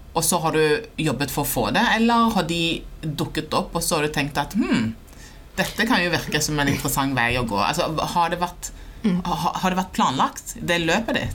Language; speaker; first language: Norwegian; early bilingual, other home language; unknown